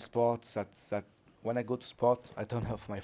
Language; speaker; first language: English; non-native, learner; French